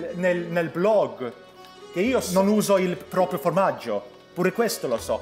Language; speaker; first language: Italian; non-native, learner; Swedish